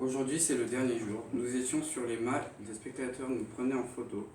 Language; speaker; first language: French; native; French